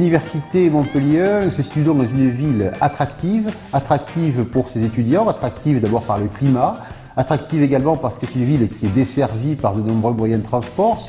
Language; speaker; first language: French; native; French